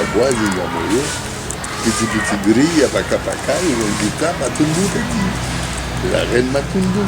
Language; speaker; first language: French; non-native, local second language; Haitian Creole